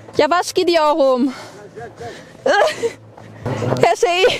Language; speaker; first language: Turkish; non-native, learner; German